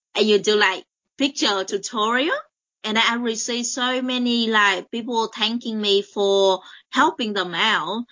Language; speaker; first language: English; non-native, fluent; Vietnamese